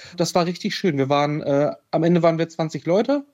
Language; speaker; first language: German; native; German